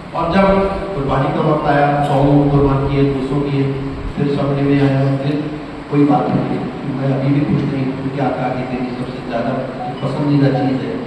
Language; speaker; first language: Urdu; native; Urdu